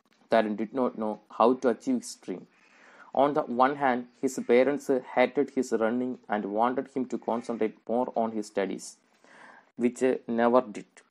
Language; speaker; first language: English; non-native, local second language; Malayalam